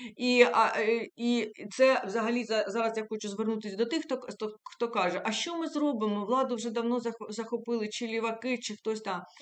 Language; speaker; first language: Ukrainian; native; Ukrainian